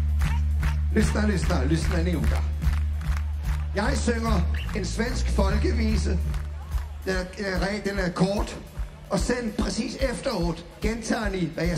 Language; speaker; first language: Swedish; non-native, learner; Danish